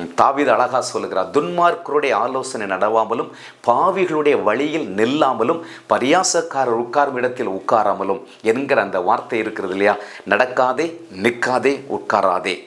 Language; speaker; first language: Tamil; native; Tamil